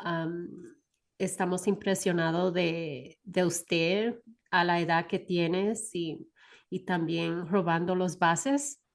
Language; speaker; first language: Spanish; early bilingual, heritage; Spanish